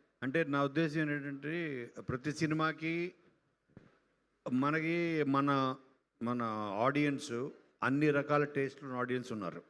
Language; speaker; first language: Telugu; native; Telugu